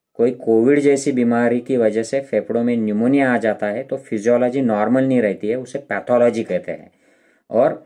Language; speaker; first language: Hindi; non-native, local second language; Marathi